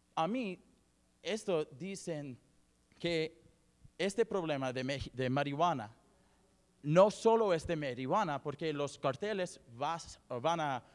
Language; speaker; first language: Spanish; non-native, learner; English